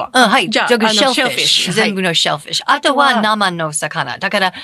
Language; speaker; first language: Japanese; non-native, fluent; English